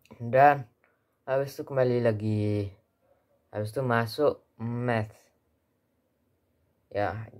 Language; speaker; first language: Indonesian; early bilingual, heritage; Indonesian